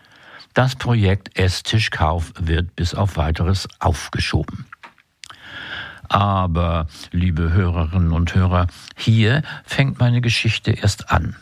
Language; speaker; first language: German; native; German